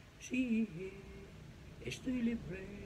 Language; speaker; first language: Spanish; non-native, learner; Cebuano